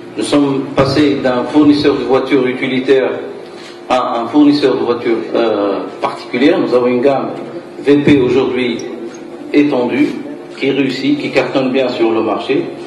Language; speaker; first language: French; non-native, local second language; Arabic